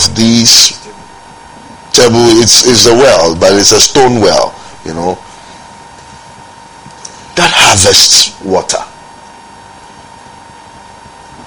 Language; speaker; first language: English; non-native, local second language; Ga